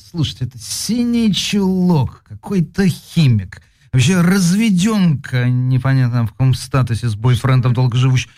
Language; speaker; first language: Russian; native; Russian